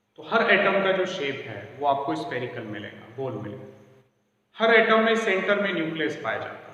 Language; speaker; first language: Hindi; non-native, local second language; Marathi